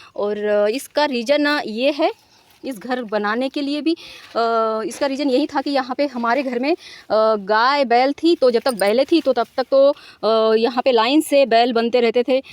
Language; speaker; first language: Hindi; non-native, local second language; Marathi